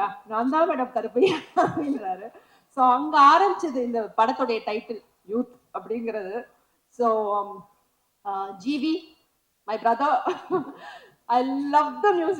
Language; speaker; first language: Tamil; native; Tamil